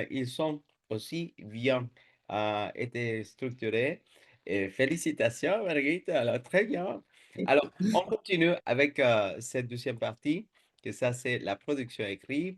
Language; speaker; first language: French; non-native, fluent; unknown